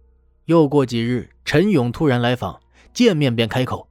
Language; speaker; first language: Chinese; native; Chinese